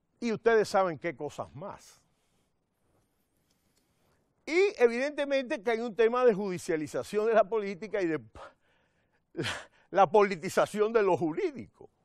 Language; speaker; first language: Spanish; native; Spanish